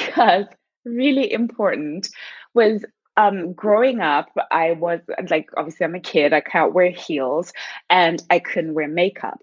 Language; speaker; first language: English; non-native, local second language; Shona